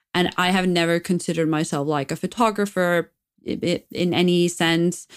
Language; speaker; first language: English; non-native, fluent; Icelandic